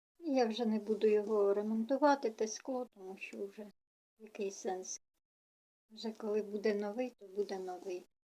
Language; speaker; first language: Ukrainian; non-native, local second language; Russian